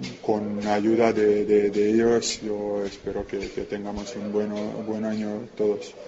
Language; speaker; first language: Spanish; non-native, learner; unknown